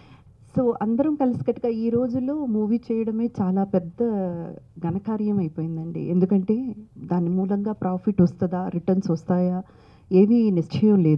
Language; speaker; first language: Telugu; native; Telugu